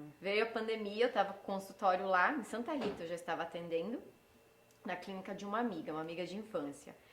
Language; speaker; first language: Portuguese; early bilingual, heritage; Portuguese